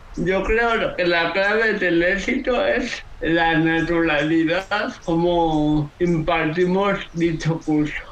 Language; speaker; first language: Spanish; native; Spanish